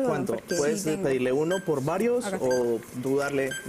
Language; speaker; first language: Spanish; native; Spanish